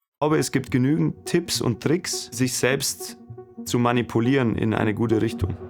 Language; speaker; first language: German; native; German